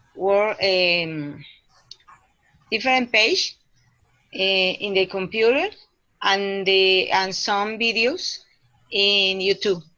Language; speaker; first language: English; non-native, learner; Spanish